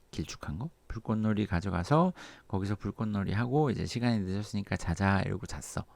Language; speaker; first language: Korean; native; Korean